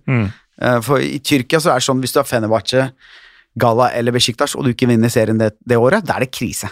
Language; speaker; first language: Norwegian; early bilingual, other home language; Turkish